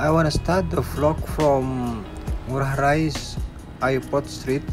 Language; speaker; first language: English; non-native, learner; Indonesian